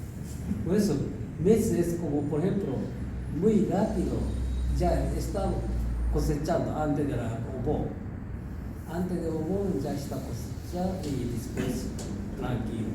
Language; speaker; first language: Spanish; non-native, learner; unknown